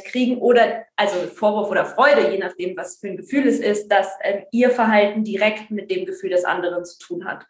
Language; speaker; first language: German; native; German